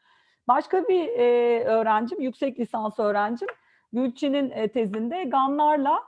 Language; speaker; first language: Turkish; native; Turkish